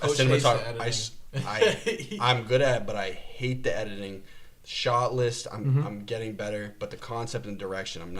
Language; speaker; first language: English; native; English